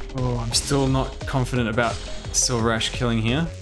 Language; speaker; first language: English; native; English